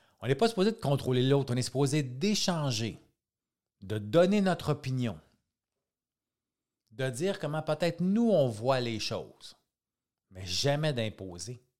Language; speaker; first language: French; native; French